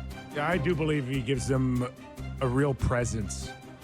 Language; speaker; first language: English; native; English